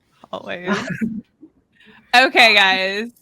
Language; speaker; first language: English; native; English